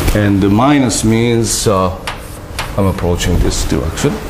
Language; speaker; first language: English; non-native, fluent; Korean